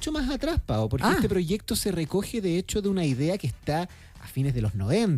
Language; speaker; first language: Spanish; native; Spanish